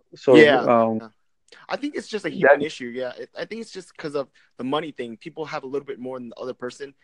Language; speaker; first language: English; non-native, fluent; Vietnamese